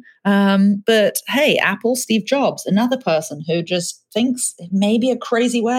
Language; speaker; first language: English; native; English